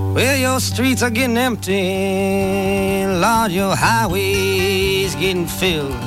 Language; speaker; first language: French; native; French